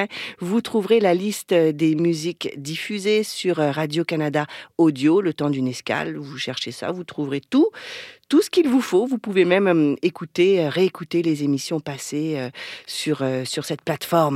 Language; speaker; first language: French; native; French